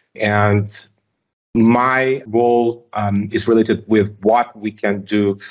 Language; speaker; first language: English; non-native, fluent; Portuguese